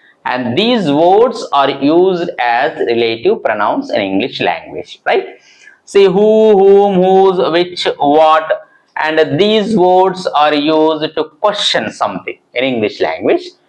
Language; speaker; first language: English; non-native, local second language; Telugu